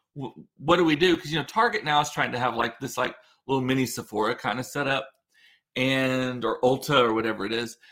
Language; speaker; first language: English; native; English